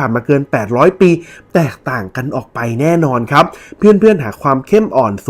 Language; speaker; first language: Thai; native; Thai